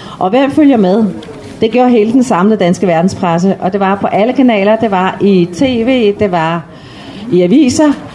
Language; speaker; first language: Danish; native; Danish